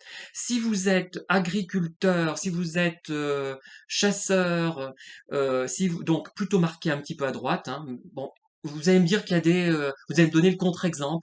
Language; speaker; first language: French; native; French